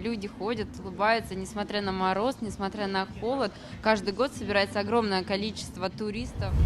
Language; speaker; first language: Russian; native; Russian